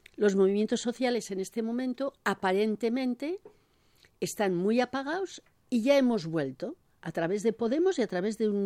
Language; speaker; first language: Spanish; native; Spanish